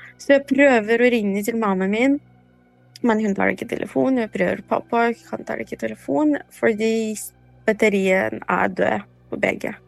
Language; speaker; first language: Norwegian; non-native, fluent; Ukrainian